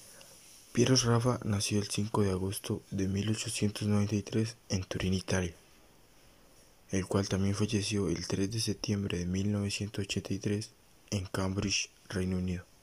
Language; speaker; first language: Spanish; native; Spanish